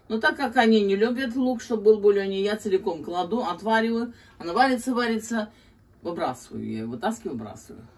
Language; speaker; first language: Russian; non-native, local second language; Azerbaijani